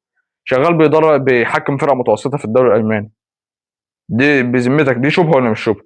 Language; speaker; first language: Arabic; native; Arabic